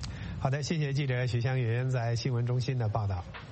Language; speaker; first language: Chinese; native; Chinese